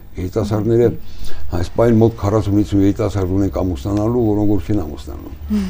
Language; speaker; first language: Armenian; native; Armenian